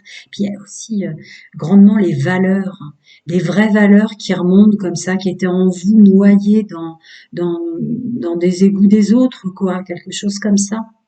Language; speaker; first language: French; native; French